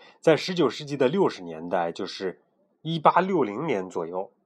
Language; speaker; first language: Chinese; native; Chinese